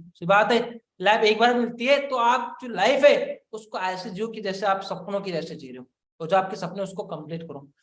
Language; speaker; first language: Hindi; non-native, local second language; Marathi